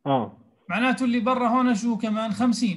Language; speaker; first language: Arabic; native; Arabic